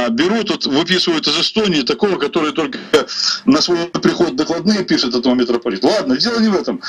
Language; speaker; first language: Russian; native; Russian